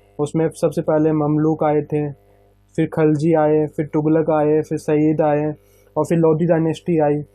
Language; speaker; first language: Hindi; native; Hindi